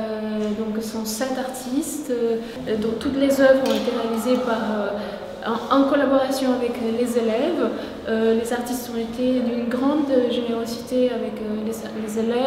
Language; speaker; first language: French; non-native, fluent; Spanish